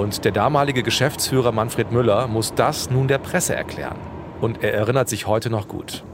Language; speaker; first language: German; native; German